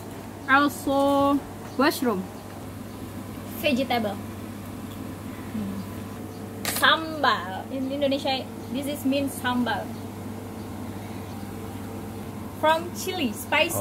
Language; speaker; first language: English; non-native, learner; Indonesian